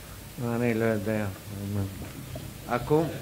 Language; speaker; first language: Hebrew; non-native, fluent; Arabic